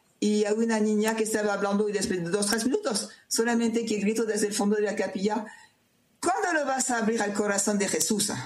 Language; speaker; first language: Spanish; non-native, fluent; French